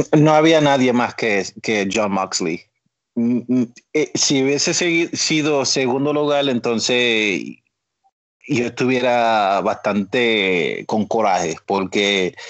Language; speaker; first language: Spanish; native; Spanish